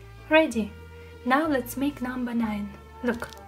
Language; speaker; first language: English; non-native, fluent; Russian